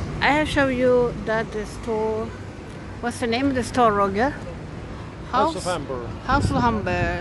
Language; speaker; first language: English; non-native, learner; Spanish